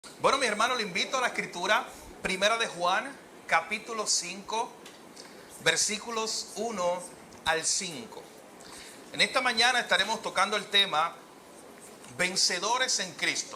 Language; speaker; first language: Spanish; native; Spanish